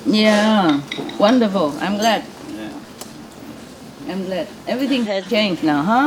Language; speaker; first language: English; non-native, fluent; Vietnamese